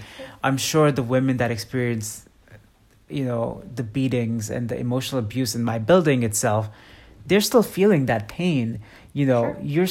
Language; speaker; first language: English; non-native, local second language; Hindi